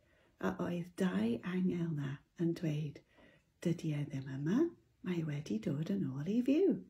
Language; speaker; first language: Welsh; non-native, local second language; English